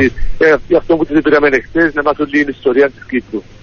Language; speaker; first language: Greek; early bilingual, heritage; Greek